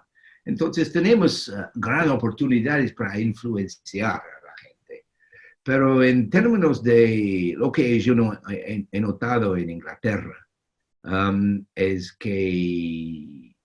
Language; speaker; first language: Spanish; non-native, fluent; English